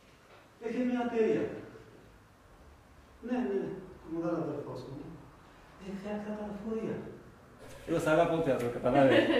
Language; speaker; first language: Greek; non-native, learner; Punjabi